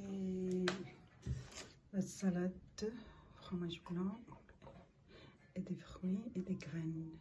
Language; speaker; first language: French; non-native, local second language; Arabic